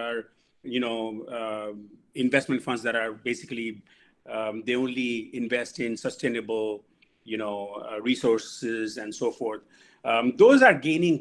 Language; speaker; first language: English; non-native, local second language; Bangla